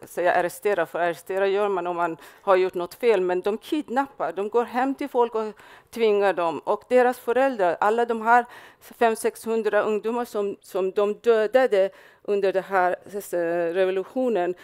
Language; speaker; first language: Swedish; non-native, fluent; Persian